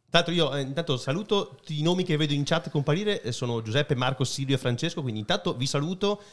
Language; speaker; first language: Italian; native; Italian